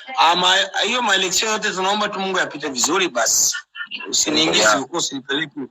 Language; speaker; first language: Swahili; non-native, local second language; Rundi